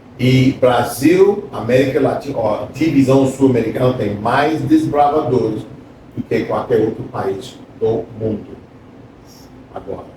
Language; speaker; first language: Portuguese; non-native, fluent; English